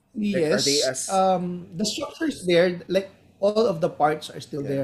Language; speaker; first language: English; non-native, local second language; Hiligaynon